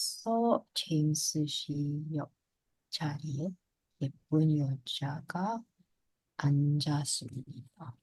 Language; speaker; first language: Korean; non-native, learner; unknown